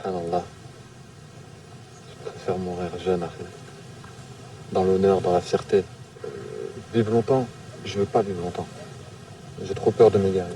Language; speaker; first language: French; native; French